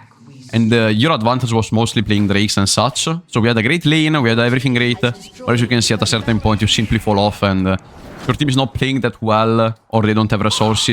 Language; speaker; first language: English; non-native, fluent; Italian